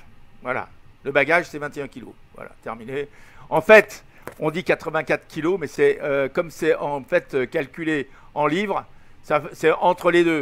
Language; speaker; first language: French; native; French